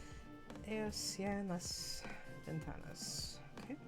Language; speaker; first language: Spanish; non-native, learner; English